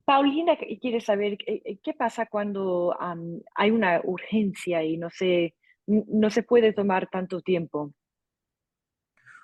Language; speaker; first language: Spanish; non-native, fluent; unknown